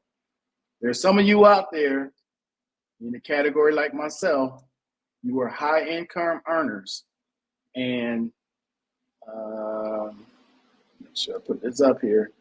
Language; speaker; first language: English; native; English